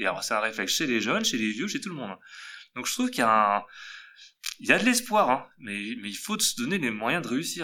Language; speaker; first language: French; native; French